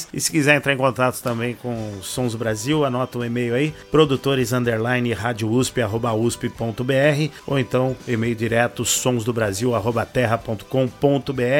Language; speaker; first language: Portuguese; native; Portuguese